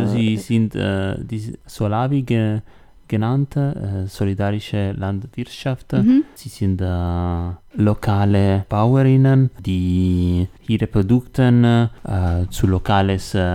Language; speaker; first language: German; non-native, learner; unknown